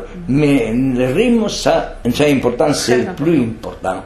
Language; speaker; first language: French; non-native, fluent; Spanish